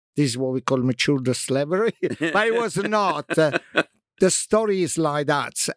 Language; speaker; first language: English; non-native, fluent; Italian